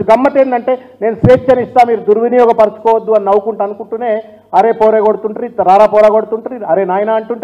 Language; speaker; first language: Telugu; native; Telugu